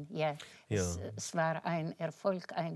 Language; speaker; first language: German; non-native, fluent; Russian